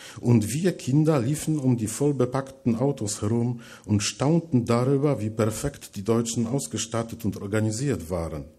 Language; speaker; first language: German; non-native, fluent; Polish